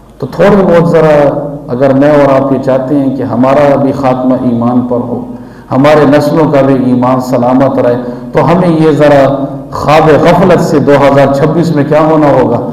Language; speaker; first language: Urdu; non-native, local second language; Pashto